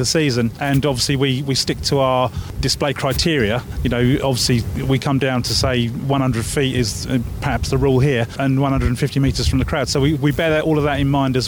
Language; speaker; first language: English; native; English